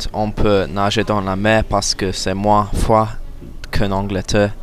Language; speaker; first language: French; non-native, learner; English